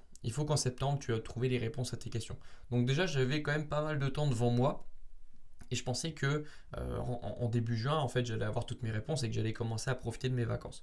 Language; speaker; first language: French; native; French